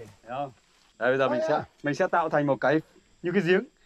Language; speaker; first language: Vietnamese; native; Vietnamese